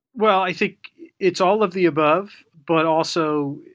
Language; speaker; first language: English; native; English